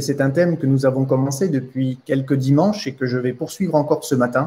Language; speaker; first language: French; native; French